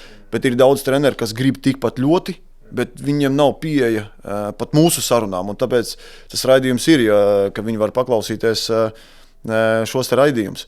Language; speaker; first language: Latvian; native; Latvian